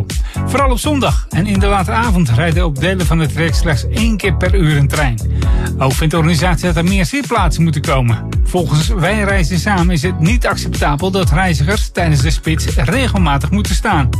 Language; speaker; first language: Dutch; native; Dutch